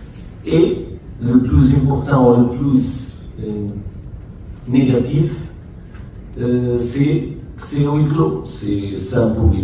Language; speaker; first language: French; non-native, fluent; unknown